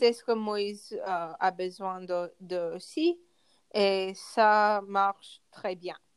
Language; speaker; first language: French; non-native, learner; English